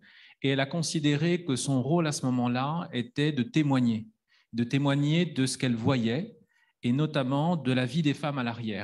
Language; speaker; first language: French; native; French